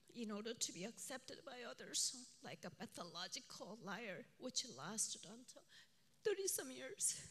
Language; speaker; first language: English; non-native, fluent; Korean